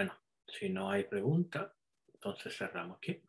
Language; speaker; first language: Spanish; non-native, fluent; Italian